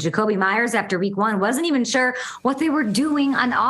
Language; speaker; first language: English; native; English